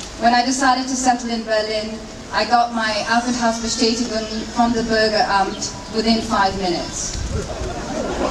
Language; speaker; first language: English; native; English